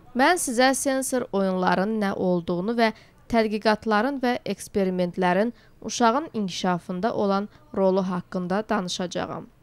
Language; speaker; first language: Azerbaijani; non-native, local second language; Georgian